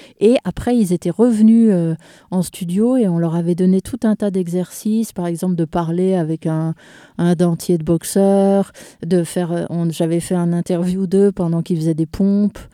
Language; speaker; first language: French; native; French